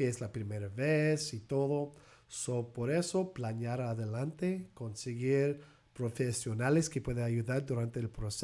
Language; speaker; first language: Spanish; early bilingual, heritage; English